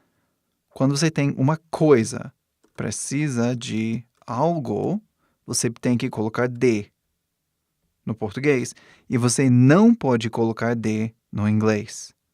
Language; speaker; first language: Portuguese; non-native, fluent; English